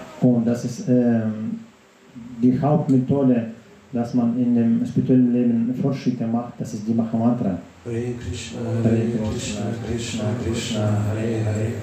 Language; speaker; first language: German; non-native, fluent; Russian